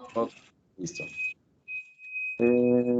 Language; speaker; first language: Spanish; native; Spanish